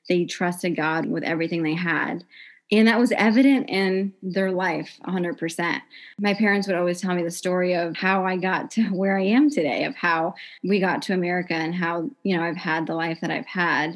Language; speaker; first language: English; native; English